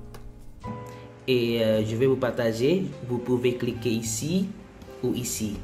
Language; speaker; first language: French; non-native, learner; Indonesian